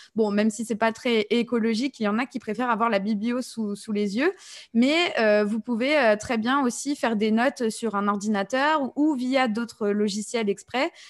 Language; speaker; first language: French; native; French